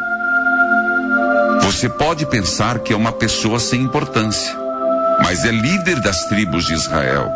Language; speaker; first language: Portuguese; native; Portuguese